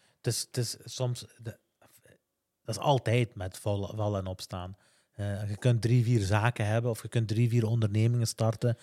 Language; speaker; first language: Dutch; native; Dutch